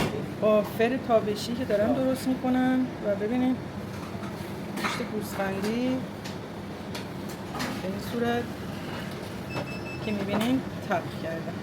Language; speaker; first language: Persian; native; Persian